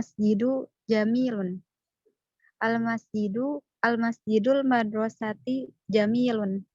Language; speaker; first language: Arabic; non-native, learner; Indonesian